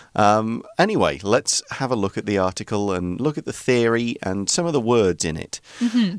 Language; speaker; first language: English; native; English